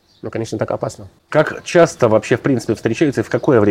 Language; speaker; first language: Russian; non-native, learner; Arabic